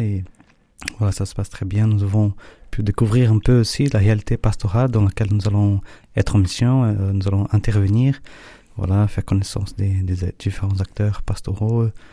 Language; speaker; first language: French; non-native, fluent; Portuguese